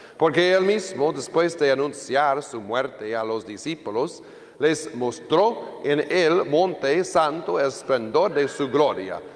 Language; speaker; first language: Spanish; non-native, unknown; English